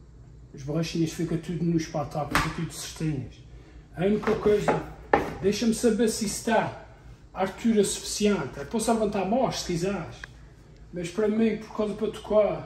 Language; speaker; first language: Portuguese; early bilingual, heritage; Portuguese